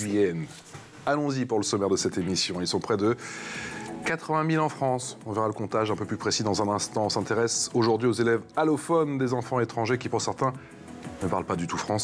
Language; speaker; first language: French; native; French